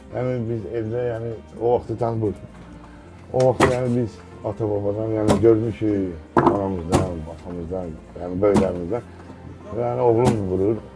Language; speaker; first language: Azerbaijani; non-native, local second language; Talysh